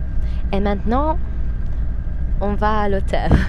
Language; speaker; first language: French; non-native, fluent; English